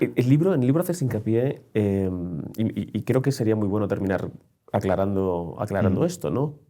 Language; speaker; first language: Spanish; native; Spanish